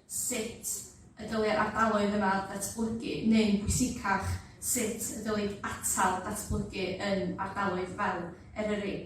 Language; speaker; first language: Welsh; native; Welsh